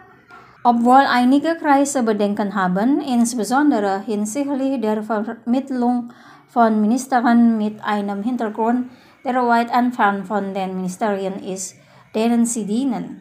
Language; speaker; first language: German; non-native, fluent; Indonesian